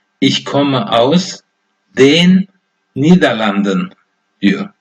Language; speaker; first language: German; non-native, fluent; Turkish